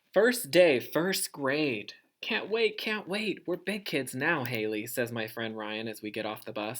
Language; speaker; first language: English; native; English